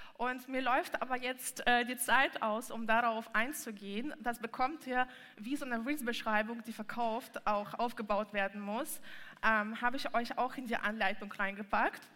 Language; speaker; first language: German; non-native, fluent; Russian